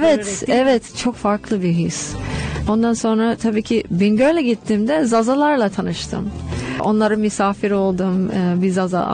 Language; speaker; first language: Turkish; non-native, fluent; English